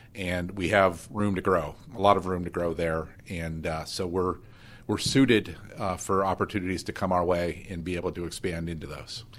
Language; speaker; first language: English; native; English